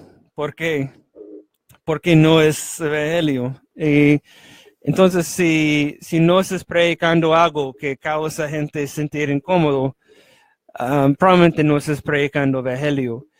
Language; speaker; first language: Spanish; non-native, fluent; English